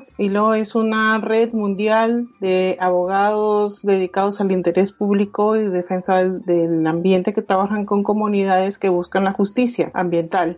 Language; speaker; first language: Spanish; native; Spanish